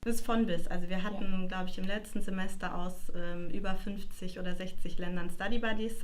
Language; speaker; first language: German; native; German